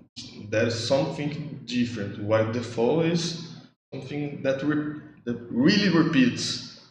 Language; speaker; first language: English; non-native, learner; Portuguese